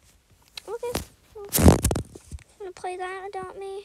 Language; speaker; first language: English; native; English